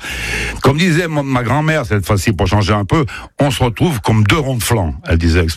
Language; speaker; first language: French; native; French